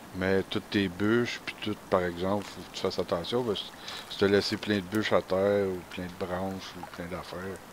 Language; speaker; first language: French; native; French